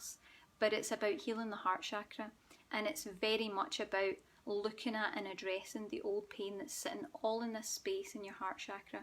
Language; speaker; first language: English; native; English